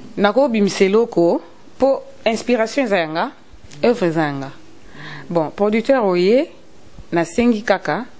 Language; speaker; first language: French; non-native, local second language; Lingala